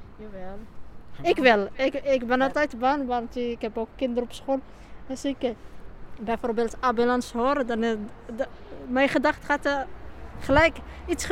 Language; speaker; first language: Dutch; non-native, learner; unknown